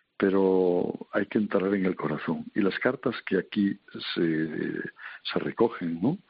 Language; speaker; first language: Spanish; native; Spanish